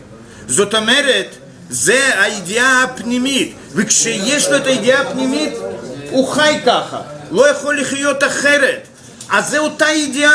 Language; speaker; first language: Hebrew; non-native, fluent; Russian